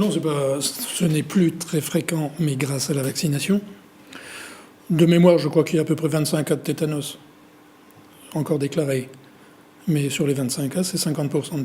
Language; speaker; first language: French; native; French